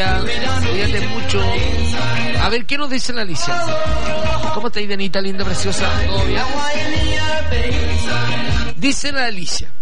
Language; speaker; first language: Spanish; native; Spanish